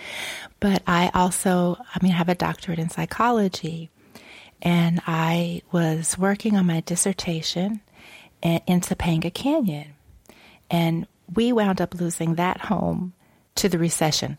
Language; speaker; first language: English; native; English